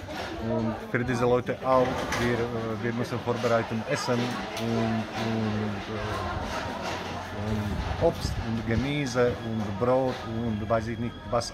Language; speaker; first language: German; non-native, learner; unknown